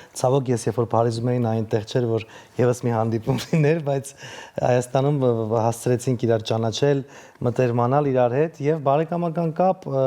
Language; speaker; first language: Armenian; native; Armenian